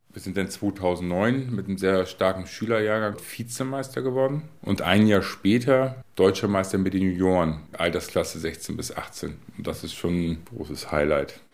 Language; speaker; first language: German; native; German